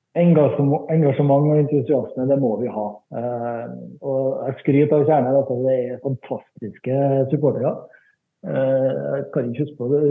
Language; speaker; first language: Norwegian; native; Norwegian